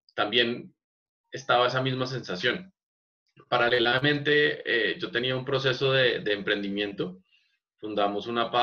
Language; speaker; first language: Spanish; native; Spanish